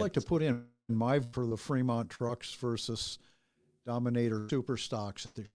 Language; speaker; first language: English; native; English